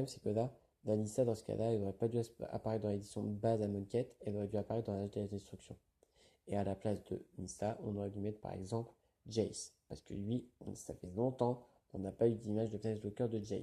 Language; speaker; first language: French; native; French